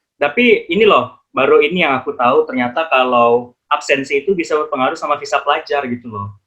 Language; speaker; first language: Indonesian; native; Indonesian